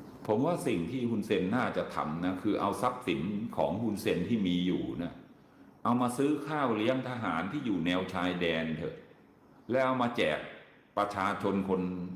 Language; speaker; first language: Thai; native; Thai